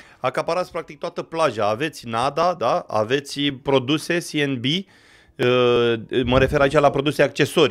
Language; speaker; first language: Romanian; native; Romanian